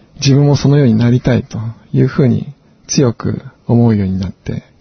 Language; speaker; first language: Japanese; native; Japanese